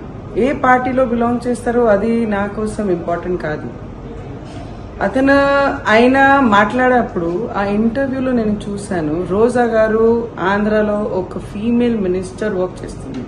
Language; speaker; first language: Telugu; non-native, fluent; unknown